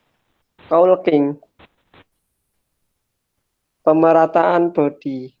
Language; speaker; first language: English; non-native, learner; Indonesian